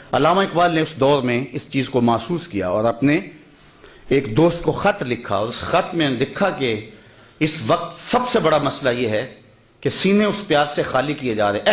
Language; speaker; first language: Urdu; non-native, local second language; Punjabi